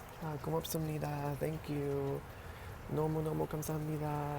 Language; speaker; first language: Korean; non-native, learner; English